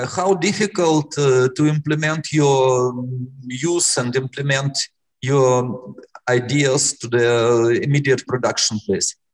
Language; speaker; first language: English; non-native, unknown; Russian